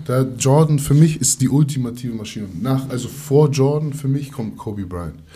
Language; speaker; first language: German; early bilingual, other home language; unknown